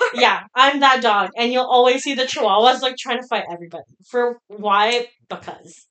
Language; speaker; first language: English; early bilingual, other home language; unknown